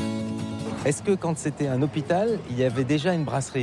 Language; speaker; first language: French; native; French